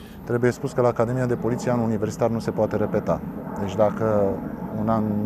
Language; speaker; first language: Romanian; native; Romanian